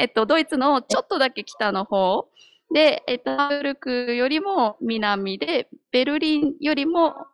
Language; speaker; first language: Japanese; non-native, learner; German